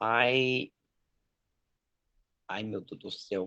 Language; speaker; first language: Portuguese; native; Portuguese